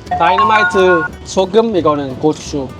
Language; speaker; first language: Korean; non-native, learner; Vietnamese